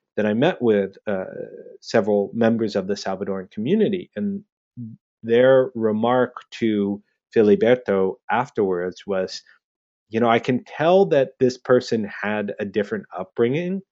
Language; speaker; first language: English; early bilingual, other home language; Spanish